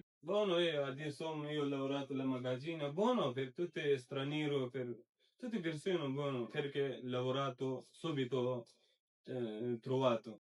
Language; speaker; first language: Italian; non-native, learner; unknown